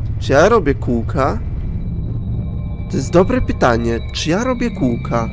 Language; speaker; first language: Polish; native; Polish